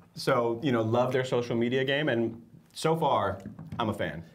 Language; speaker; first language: English; native; English